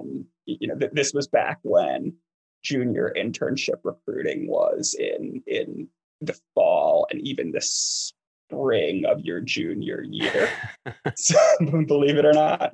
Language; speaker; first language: English; native; English